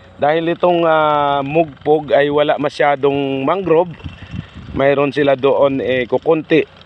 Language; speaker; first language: Filipino; non-native, local second language; Cebuano